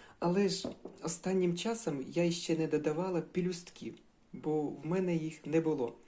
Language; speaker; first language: Ukrainian; non-native, local second language; Russian